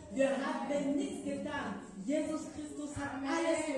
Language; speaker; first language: German; non-native, fluent; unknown